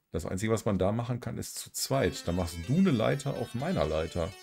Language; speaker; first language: German; native; German